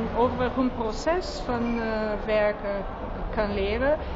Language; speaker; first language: Dutch; non-native, fluent; Portuguese